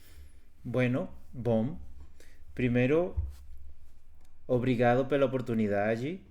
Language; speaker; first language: Portuguese; non-native, fluent; Spanish